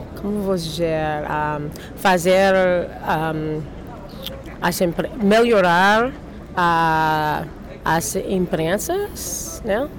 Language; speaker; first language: Portuguese; non-native, learner; English